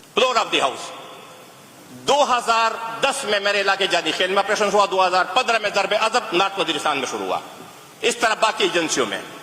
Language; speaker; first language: Urdu; non-native, local second language; Pashto